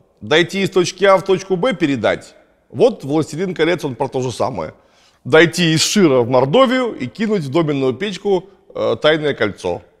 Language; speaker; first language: Russian; native; Russian